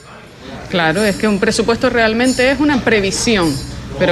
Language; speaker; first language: Spanish; native; Spanish